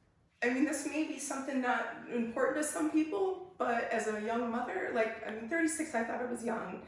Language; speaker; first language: English; native; English